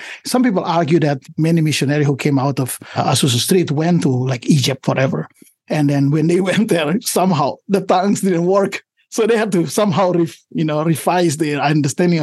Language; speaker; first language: English; non-native, fluent; Indonesian